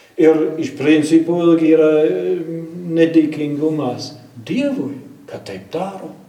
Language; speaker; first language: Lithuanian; non-native, fluent; German